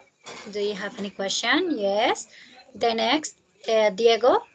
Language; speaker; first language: English; non-native, fluent; Spanish